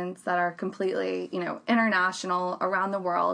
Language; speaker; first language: English; native; English